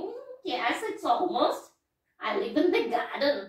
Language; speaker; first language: English; non-native, learner; Russian